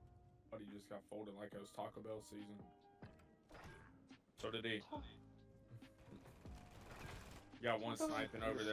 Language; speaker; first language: English; native; English